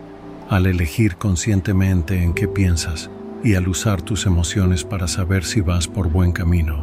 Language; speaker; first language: Spanish; native; Spanish